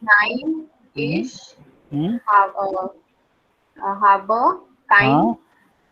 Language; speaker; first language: German; non-native, learner; Marathi